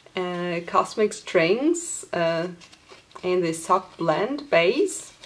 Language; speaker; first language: English; non-native, fluent; Polish